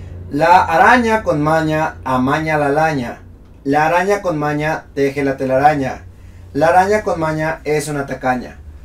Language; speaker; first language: Spanish; native; Spanish